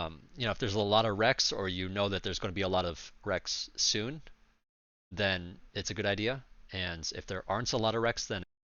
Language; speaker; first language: English; native; English